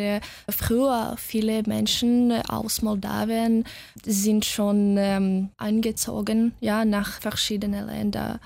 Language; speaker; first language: German; non-native, fluent; Russian